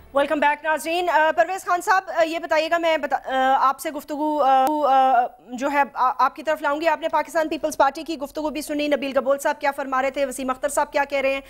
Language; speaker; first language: Urdu; native; Urdu